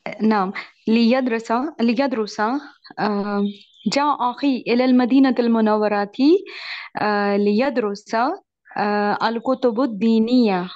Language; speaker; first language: Arabic; non-native, learner; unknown